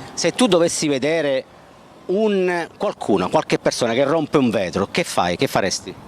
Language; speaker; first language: Italian; native; Italian